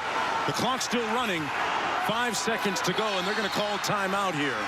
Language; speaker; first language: English; native; English